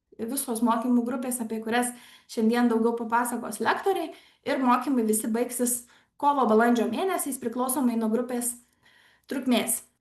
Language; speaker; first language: Lithuanian; native; Lithuanian